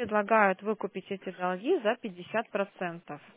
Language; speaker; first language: Russian; native; Russian